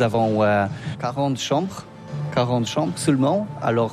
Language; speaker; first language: French; non-native, learner; Polish